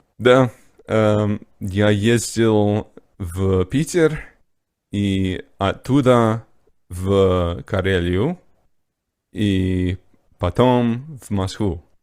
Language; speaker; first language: Russian; non-native, fluent; English